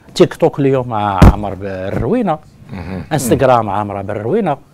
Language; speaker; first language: Arabic; non-native, local second language; Berber languages